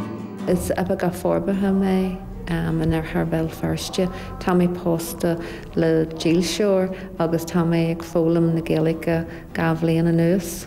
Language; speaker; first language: Irish; non-native, learner; English